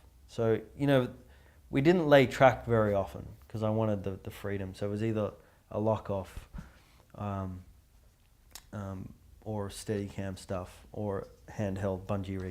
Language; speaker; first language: English; native; English